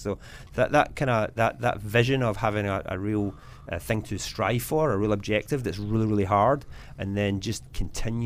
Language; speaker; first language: English; native; English